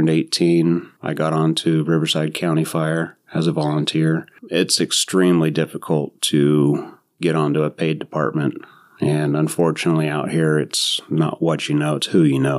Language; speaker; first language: English; native; English